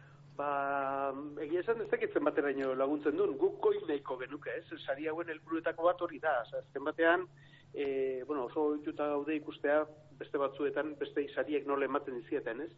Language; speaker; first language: Basque; native; Basque